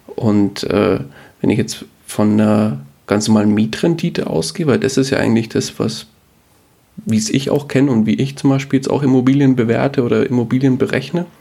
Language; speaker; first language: German; native; German